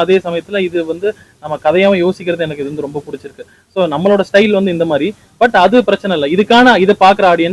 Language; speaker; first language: Tamil; native; Tamil